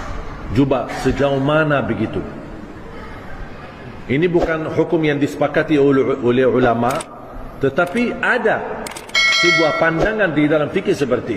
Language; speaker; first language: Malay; non-native, fluent; Arabic